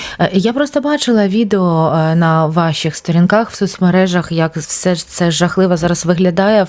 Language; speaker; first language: Ukrainian; native; Ukrainian